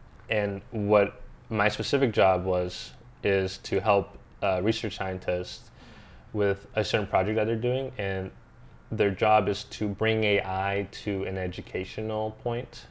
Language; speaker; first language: English; early bilingual, other home language; Spanish